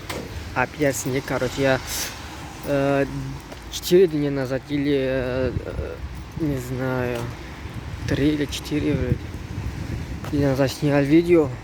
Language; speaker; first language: Russian; non-native, fluent; Tajik